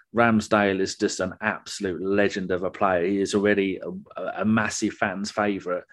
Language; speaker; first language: English; native; English